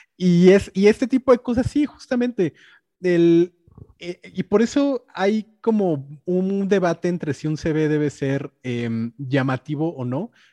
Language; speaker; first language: Spanish; native; Spanish